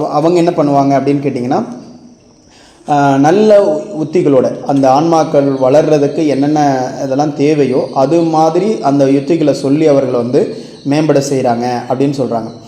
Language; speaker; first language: Tamil; native; Tamil